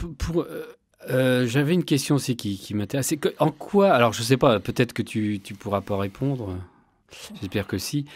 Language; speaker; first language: French; native; French